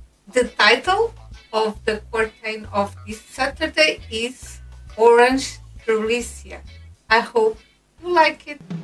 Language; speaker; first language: English; non-native, learner; Portuguese